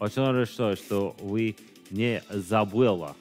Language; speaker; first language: Russian; non-native, learner; English